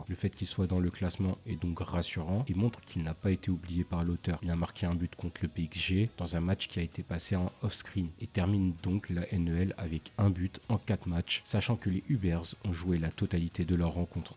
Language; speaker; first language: French; native; French